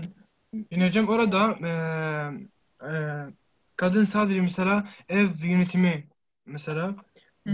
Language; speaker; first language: Turkish; non-native, learner; Arabic